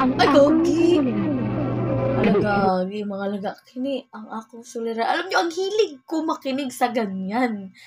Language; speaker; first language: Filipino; non-native, local second language; Cebuano